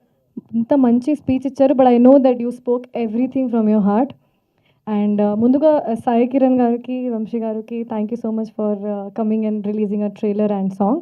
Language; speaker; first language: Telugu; non-native, fluent; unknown